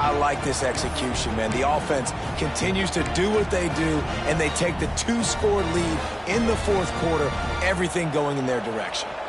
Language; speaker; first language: English; native; English